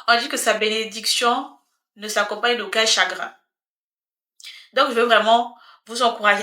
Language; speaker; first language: French; native; French